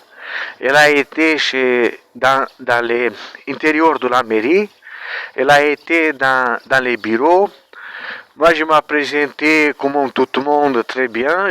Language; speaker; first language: French; non-native, learner; Romanian